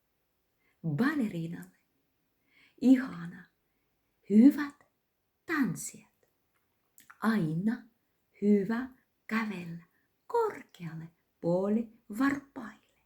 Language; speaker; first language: Finnish; non-native, learner; Russian